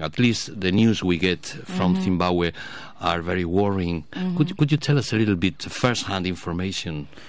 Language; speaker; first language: English; non-native, fluent; Basque